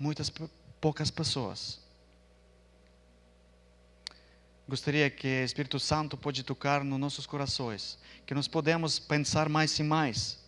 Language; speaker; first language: Portuguese; non-native, fluent; Ukrainian